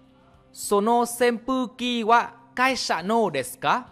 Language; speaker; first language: Japanese; non-native, fluent; Vietnamese